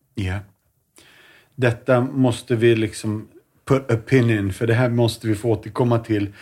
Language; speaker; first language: Swedish; native; Swedish